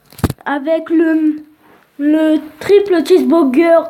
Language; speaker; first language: French; early bilingual, other home language; Polish